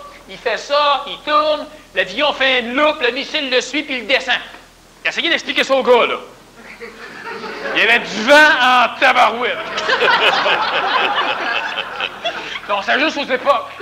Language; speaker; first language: French; native; French